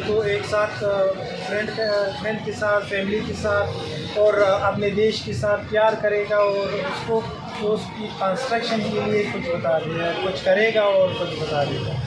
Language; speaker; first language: Hindi; non-native, fluent; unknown